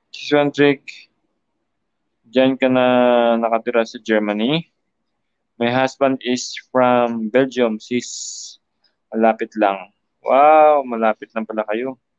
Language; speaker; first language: Filipino; native; Filipino